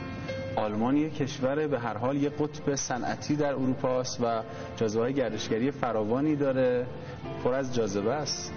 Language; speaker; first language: Persian; native; Persian